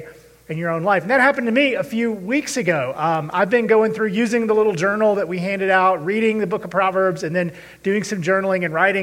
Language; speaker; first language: English; native; English